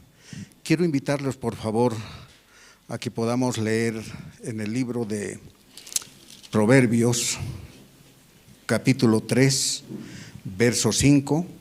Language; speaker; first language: Spanish; native; Spanish